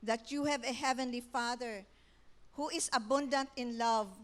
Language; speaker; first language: English; non-native, local second language; Filipino